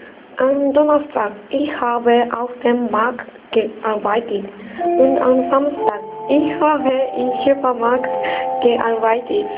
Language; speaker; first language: German; non-native, learner; Japanese